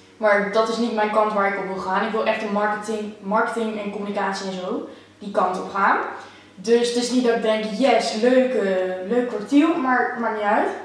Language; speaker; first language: Dutch; native; Dutch